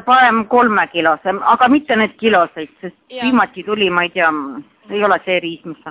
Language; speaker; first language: Estonian; non-native, local second language; Russian